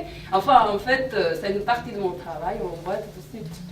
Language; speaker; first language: French; non-native, learner; Korean